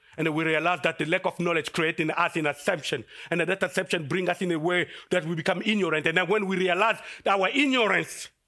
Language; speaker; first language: English; non-native, fluent; Lingala